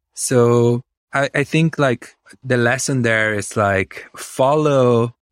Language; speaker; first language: English; non-native, fluent; Italian